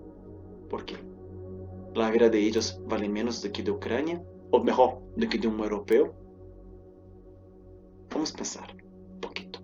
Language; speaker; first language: Portuguese; non-native, fluent; Spanish